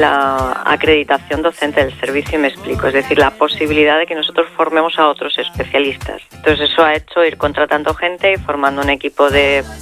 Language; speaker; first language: Spanish; native; Spanish